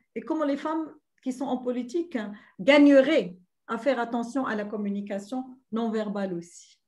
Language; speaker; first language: French; non-native, local second language; Arabic